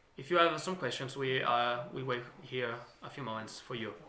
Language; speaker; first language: English; non-native, learner; Italian